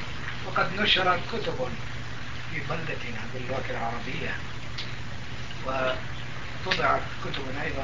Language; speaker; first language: Arabic; non-native, fluent; Turkish